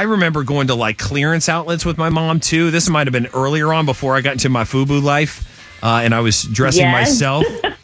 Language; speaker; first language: English; native; English